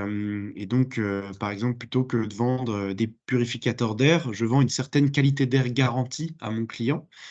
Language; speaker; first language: French; native; French